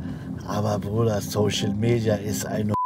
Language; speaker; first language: German; early bilingual, other home language; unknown